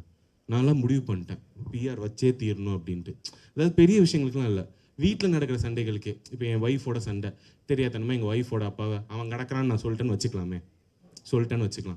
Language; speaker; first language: Tamil; native; Tamil